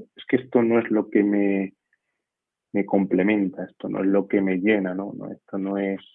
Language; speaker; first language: Spanish; native; Spanish